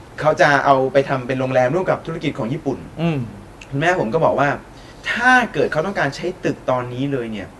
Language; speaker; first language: Thai; native; Thai